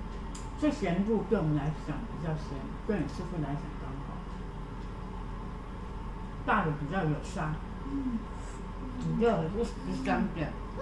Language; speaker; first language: Chinese; native; Chinese